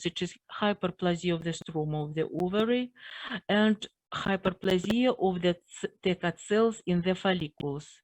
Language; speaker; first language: English; non-native, fluent; Russian